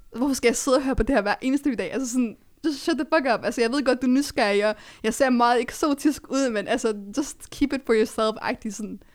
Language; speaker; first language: Danish; early bilingual, other home language; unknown